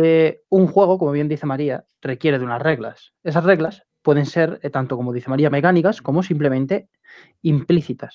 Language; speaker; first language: Spanish; native; Spanish